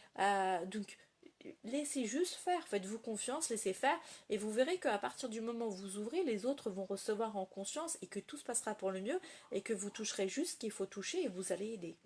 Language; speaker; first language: French; native; French